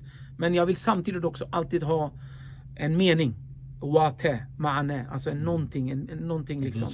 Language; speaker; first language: Swedish; early bilingual, other home language; Kurdish